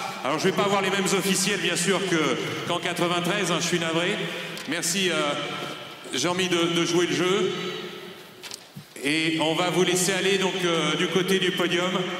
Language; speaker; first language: French; native; French